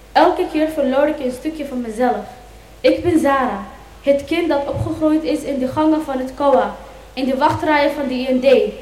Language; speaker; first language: Dutch; early bilingual, other home language; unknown